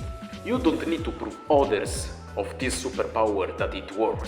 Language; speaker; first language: English; non-native, fluent; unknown